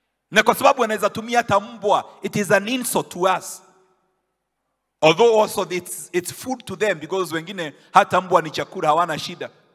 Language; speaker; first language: English; non-native, local second language; Swahili